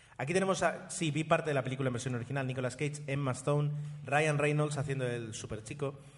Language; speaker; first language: Spanish; non-native, fluent; Italian